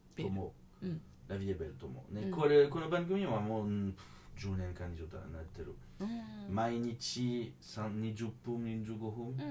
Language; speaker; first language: Japanese; non-native, fluent; French